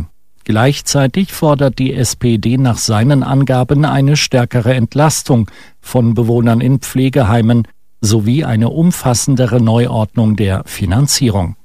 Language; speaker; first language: German; native; German